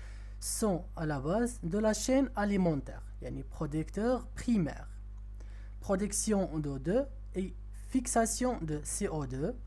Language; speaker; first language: French; non-native, local second language; Arabic